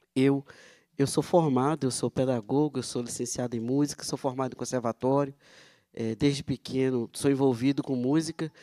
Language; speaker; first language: Portuguese; native; Portuguese